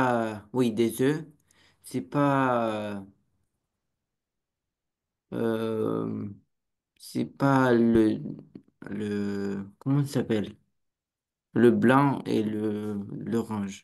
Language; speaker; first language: French; non-native, learner; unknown